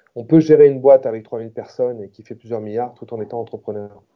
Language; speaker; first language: French; native; French